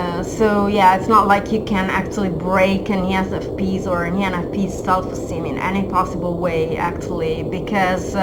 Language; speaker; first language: English; non-native, fluent; Italian